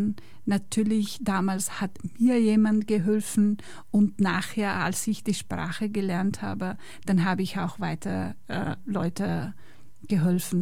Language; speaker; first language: German; non-native, learner; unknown